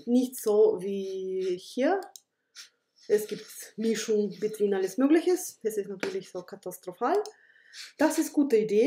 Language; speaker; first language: German; non-native, fluent; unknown